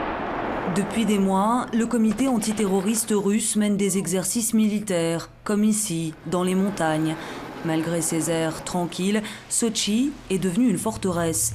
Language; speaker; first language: French; native; French